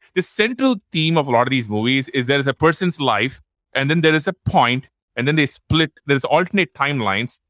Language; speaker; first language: English; non-native, local second language; Tamil